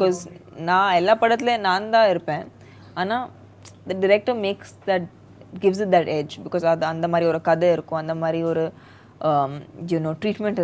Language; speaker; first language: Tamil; non-native, fluent; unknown